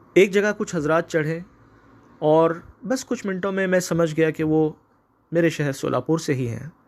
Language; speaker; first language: Urdu; native; Urdu